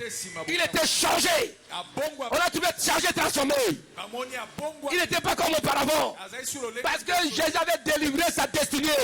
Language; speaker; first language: French; non-native, local second language; Lingala